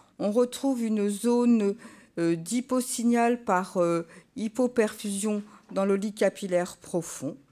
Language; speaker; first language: French; native; French